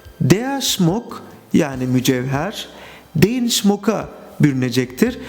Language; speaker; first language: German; non-native, fluent; Turkish